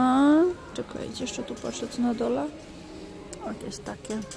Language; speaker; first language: Polish; native; Polish